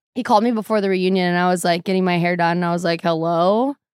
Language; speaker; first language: English; native; English